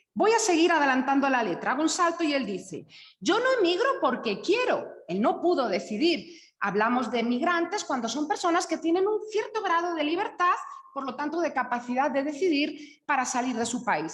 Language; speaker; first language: Spanish; native; Spanish